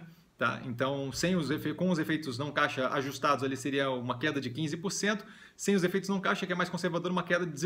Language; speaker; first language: Portuguese; native; Portuguese